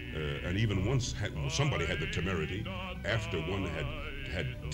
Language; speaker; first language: English; native; English